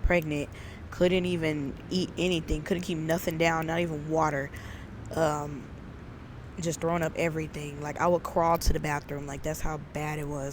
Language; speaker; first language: English; native; English